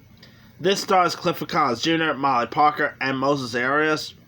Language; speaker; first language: English; native; English